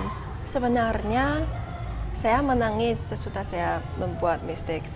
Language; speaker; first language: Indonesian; non-native, learner; Chinese